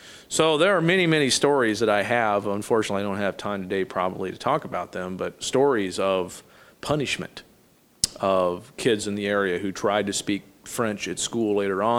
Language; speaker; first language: English; native; English